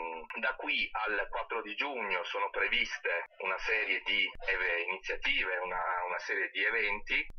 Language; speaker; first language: Italian; native; Italian